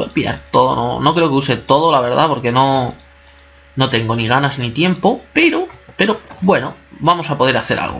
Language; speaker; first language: Spanish; native; Spanish